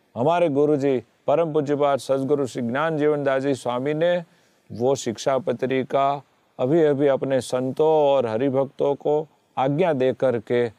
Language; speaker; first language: Hindi; non-native, local second language; Gujarati